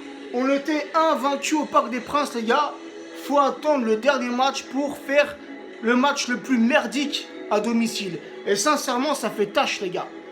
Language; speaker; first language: French; native; French